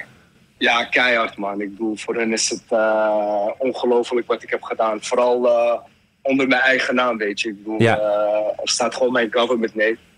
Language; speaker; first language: Dutch; early bilingual, other home language; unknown